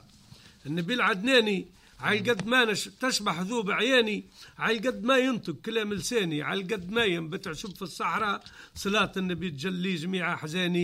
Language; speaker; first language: Arabic; native; Arabic